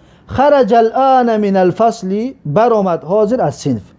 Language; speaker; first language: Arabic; non-native, fluent; Persian